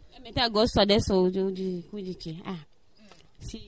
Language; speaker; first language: Italian; non-native, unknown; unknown